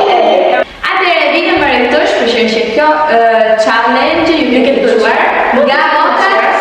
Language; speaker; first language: Albanian; early bilingual, heritage; Albanian